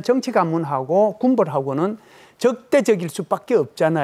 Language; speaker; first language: Korean; native; Korean